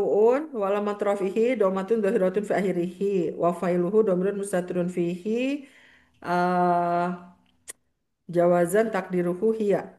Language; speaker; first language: Arabic; non-native, learner; Indonesian